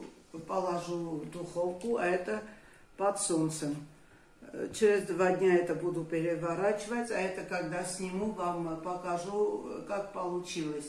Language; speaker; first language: Russian; non-native, fluent; Armenian